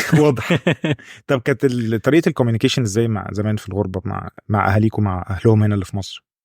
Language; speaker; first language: Egyptian Arabic; native; Egyptian Arabic